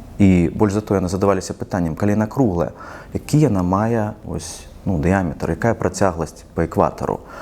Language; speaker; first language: Belarusian; non-native, local second language; Russian